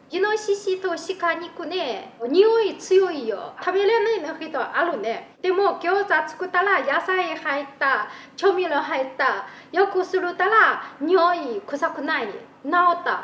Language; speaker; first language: Japanese; non-native, learner; Chinese